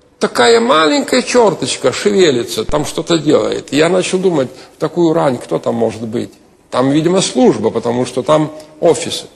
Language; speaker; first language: Russian; non-native, local second language; Lithuanian